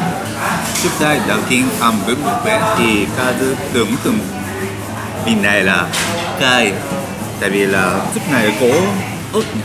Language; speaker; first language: Vietnamese; non-native, learner; Japanese